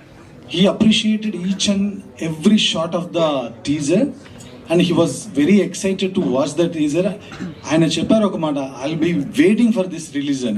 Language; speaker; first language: Telugu; native; Telugu